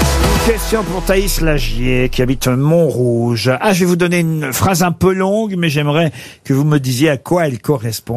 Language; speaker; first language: French; native; French